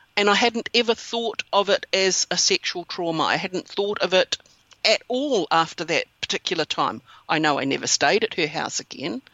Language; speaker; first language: English; native; English